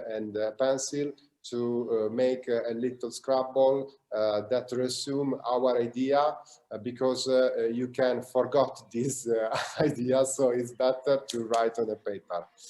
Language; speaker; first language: English; non-native, learner; Italian